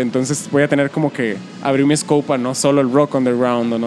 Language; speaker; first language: Spanish; native; Spanish